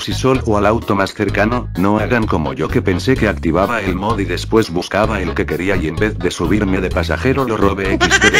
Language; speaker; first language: Spanish; native; Spanish